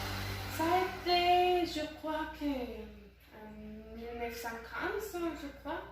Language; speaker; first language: French; non-native, learner; Spanish